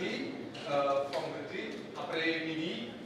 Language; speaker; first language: French; non-native, learner; Indonesian